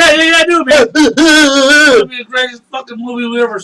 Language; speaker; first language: English; native; English